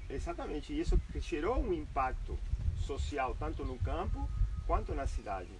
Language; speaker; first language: Portuguese; non-native, fluent; Spanish